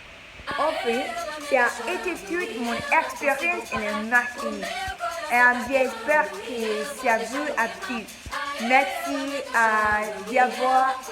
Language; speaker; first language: French; non-native, learner; English